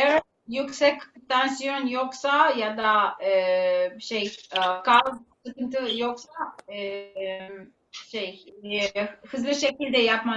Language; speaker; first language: Turkish; non-native, fluent; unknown